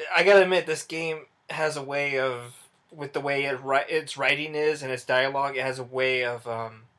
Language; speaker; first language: English; native; English